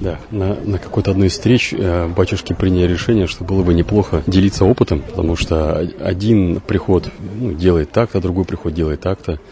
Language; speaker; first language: Russian; native; Russian